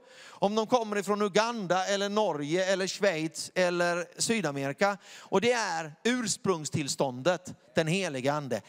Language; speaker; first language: Swedish; native; Swedish